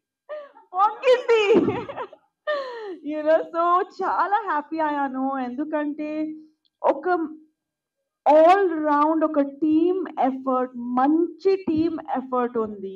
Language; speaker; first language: Telugu; non-native, local second language; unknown